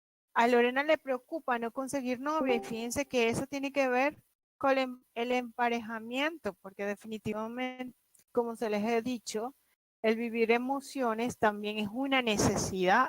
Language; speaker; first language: Spanish; native; Spanish